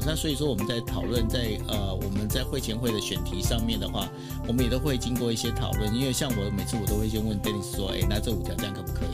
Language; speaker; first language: Chinese; native; Chinese